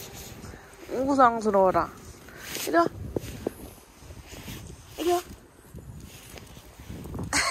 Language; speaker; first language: Korean; native; Korean